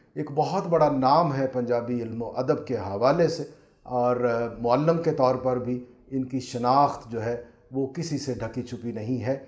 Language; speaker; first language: Urdu; non-native, local second language; Punjabi